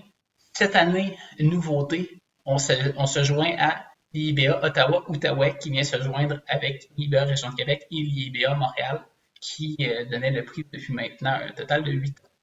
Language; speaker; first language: French; native; French